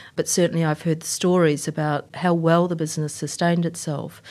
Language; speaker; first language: English; native; English